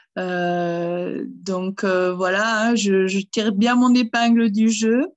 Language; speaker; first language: French; early bilingual, other home language; German